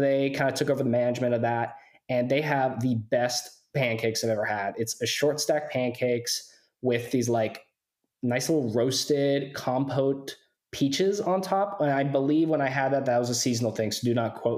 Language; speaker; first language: English; native; English